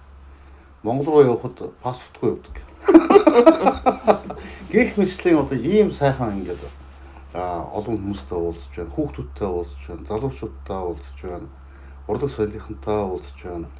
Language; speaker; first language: Mongolian; native; Mongolian